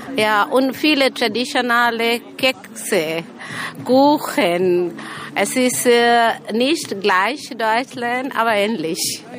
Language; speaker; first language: German; non-native, learner; Bangla